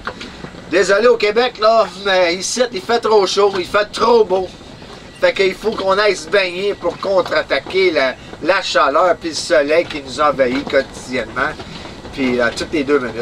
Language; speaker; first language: French; native; French